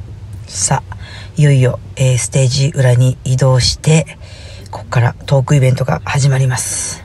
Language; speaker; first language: Japanese; native; Japanese